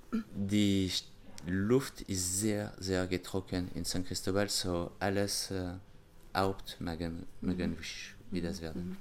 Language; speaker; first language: German; non-native, learner; French